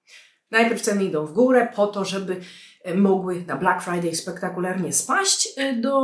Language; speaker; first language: Polish; native; Polish